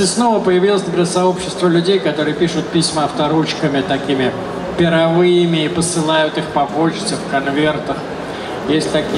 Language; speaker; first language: Russian; native; Russian